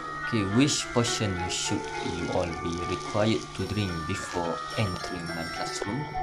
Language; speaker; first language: English; non-native, local second language; Malay